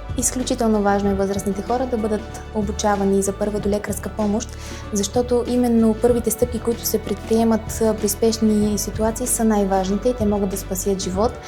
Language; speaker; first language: Bulgarian; native; Bulgarian